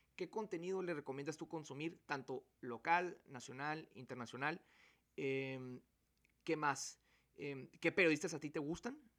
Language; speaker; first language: Spanish; native; Spanish